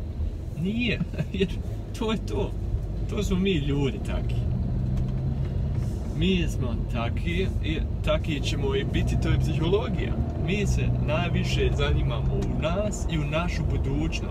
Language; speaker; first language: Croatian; early bilingual, heritage; Croatian